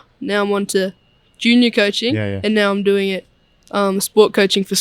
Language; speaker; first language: English; native; English